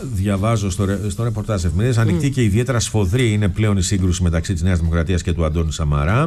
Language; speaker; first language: Greek; native; Greek